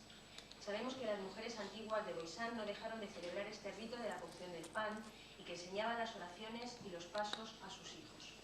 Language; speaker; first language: Spanish; native; Spanish